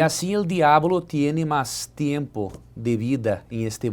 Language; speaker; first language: Spanish; non-native, learner; Portuguese